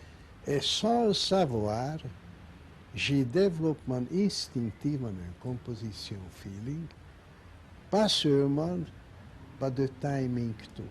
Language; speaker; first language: French; non-native, learner; Hungarian